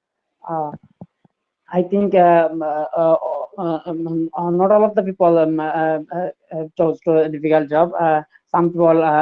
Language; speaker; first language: English; non-native, learner; Bangla